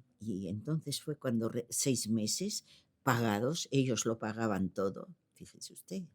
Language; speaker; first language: Spanish; early bilingual, other home language; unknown